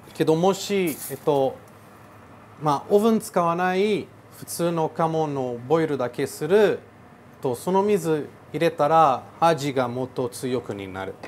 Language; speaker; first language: Japanese; non-native, learner; Portuguese